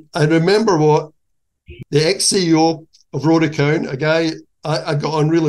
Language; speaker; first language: English; native; English